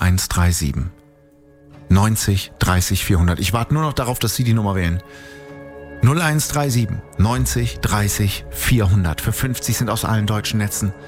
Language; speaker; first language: German; native; German